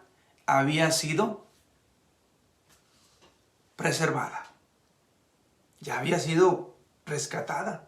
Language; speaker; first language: Spanish; native; Spanish